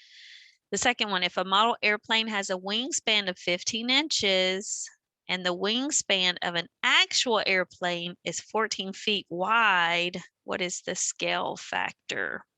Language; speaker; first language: English; native; English